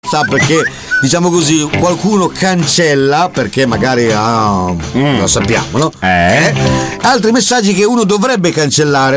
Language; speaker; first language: Italian; native; Italian